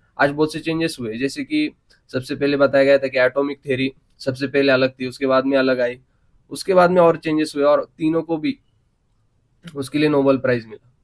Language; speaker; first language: Hindi; non-native, local second language; Marathi